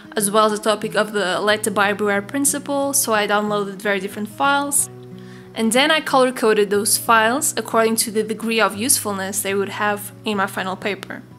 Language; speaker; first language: English; non-native, fluent; Portuguese